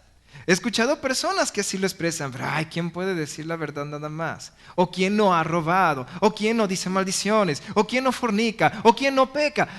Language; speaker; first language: Spanish; native; Spanish